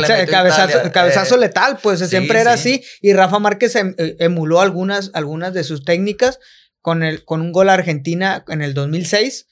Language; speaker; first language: Spanish; native; Spanish